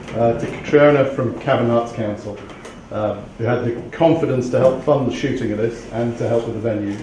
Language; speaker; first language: English; native; English